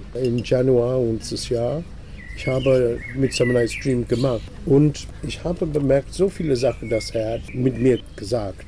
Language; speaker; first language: German; non-native, fluent; English